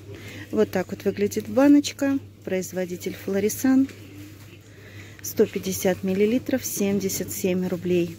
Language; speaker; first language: Russian; native; Russian